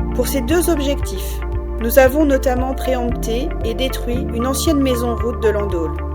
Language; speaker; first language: French; native; French